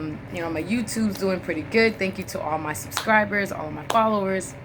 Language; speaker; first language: English; native; English